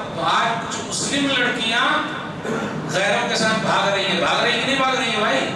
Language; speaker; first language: Urdu; non-native, local second language; Hindi